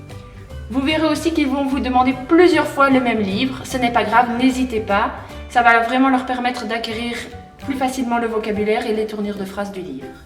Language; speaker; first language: French; native; French